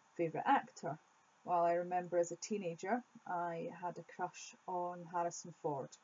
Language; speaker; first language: English; native; English